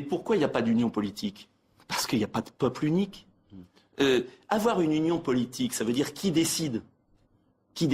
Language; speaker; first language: French; native; French